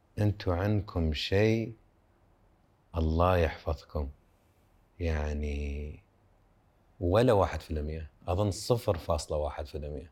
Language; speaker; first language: Arabic; native; Arabic